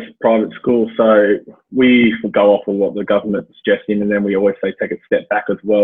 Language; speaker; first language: English; native; English